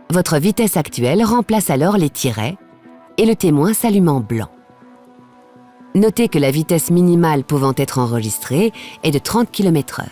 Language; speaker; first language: French; native; French